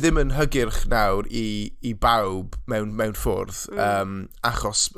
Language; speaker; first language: Welsh; non-native, local second language; English